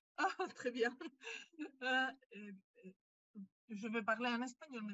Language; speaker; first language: French; non-native, fluent; Spanish